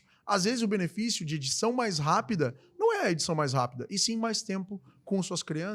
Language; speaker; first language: Portuguese; native; Portuguese